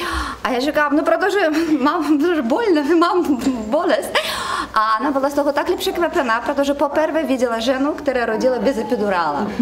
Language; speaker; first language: Czech; non-native, learner; Russian